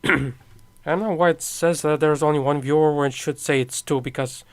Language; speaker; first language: English; non-native, fluent; Polish